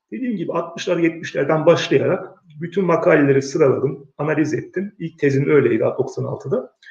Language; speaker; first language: Turkish; early bilingual, heritage; Turkish